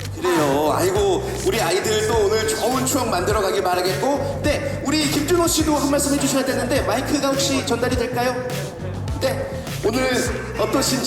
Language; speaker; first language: Korean; native; Korean